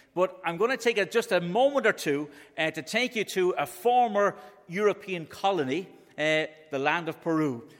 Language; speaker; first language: English; native; English